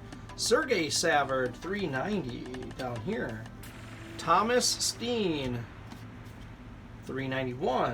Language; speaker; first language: English; native; English